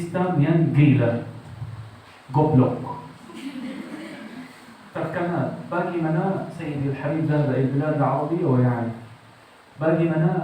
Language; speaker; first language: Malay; non-native, learner; Arabic